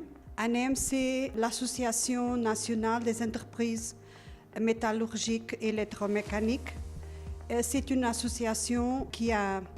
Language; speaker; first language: French; non-native, learner; Portuguese